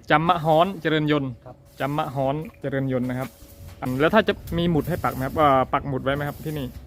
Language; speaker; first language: Thai; non-native, local second language; Northern Khmer